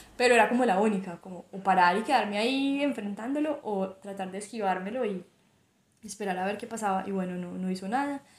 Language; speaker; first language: Spanish; native; Spanish